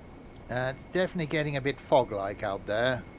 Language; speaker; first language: English; native; English